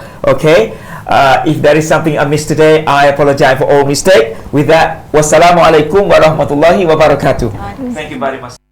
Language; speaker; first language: English; non-native, fluent; Pattani Malay